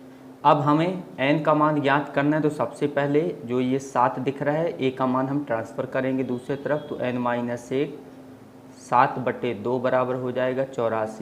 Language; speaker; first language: Hindi; native; Hindi